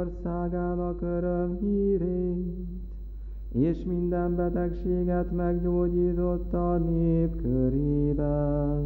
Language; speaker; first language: Hungarian; native; Hungarian